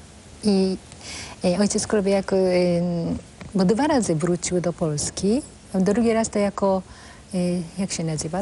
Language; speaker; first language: Polish; non-native, fluent; Japanese